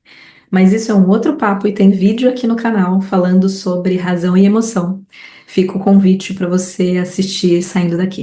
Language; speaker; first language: Portuguese; native; Portuguese